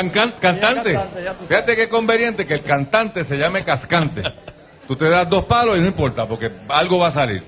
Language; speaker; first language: Spanish; native; Spanish